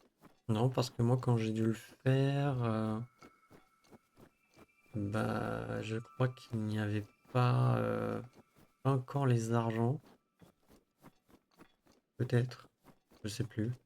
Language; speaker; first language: French; native; French